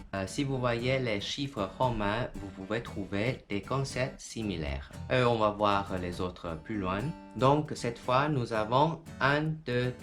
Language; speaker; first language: French; non-native, fluent; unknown